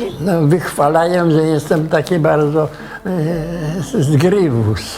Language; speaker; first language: Polish; native; Polish